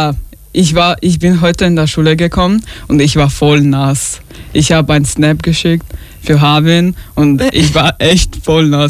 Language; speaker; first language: German; early bilingual, other home language; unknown